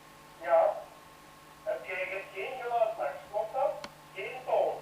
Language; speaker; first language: Dutch; native; Dutch